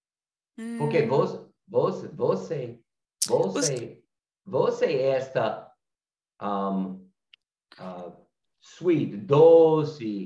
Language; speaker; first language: Portuguese; non-native, learner; English